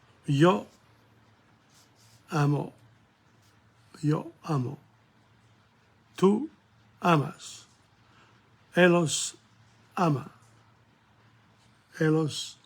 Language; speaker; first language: Spanish; non-native, learner; English